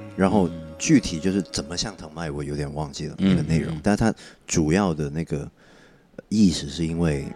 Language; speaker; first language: Chinese; non-native, local second language; Cantonese